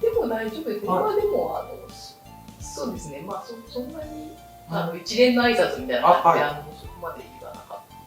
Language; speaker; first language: Japanese; native; Japanese